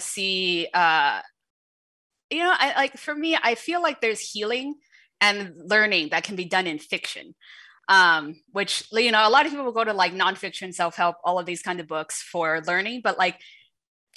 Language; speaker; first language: English; early bilingual, other home language; Wu Chinese